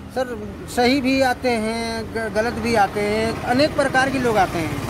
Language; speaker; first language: Hindi; native; Hindi